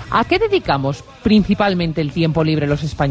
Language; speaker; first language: Spanish; native; Spanish